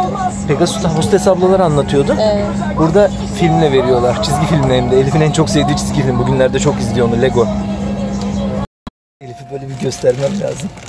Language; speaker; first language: Turkish; native; Turkish